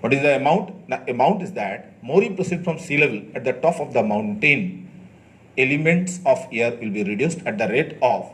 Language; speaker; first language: English; non-native, local second language; Bangla